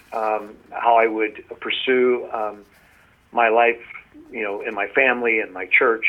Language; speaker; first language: English; native; English